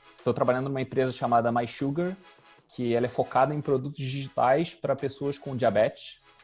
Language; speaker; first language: Portuguese; native; Portuguese